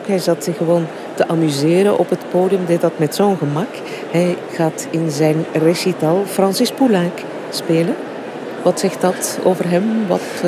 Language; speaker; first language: Dutch; native; Dutch